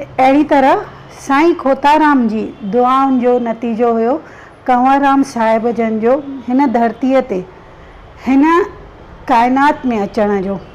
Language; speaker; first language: Sindhi; early bilingual, heritage; Sindhi